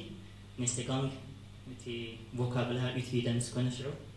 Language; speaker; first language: Norwegian; non-native, fluent; Tigrinya